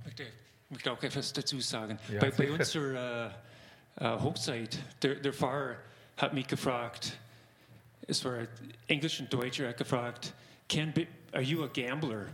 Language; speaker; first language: German; non-native, fluent; English